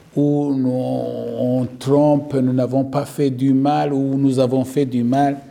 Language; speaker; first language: French; non-native, local second language; Kinyarwanda